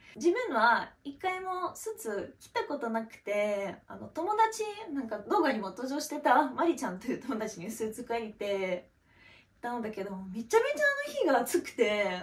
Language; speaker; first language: Japanese; non-native, fluent; Russian